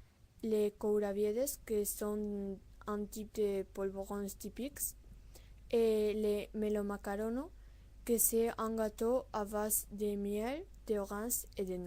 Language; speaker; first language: French; non-native, learner; Spanish